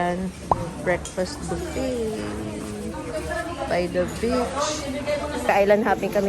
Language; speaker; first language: English; non-native, local second language; Filipino